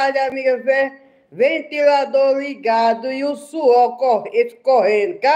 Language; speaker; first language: Portuguese; native; Portuguese